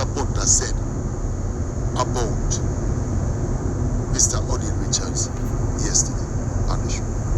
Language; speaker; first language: English; non-native, local second language; Jamaican Creole English